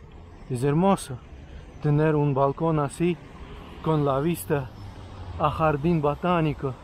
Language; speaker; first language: Spanish; non-native, fluent; Russian